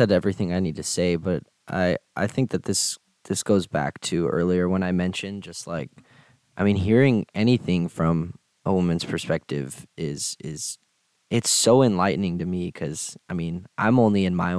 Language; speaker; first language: English; native; English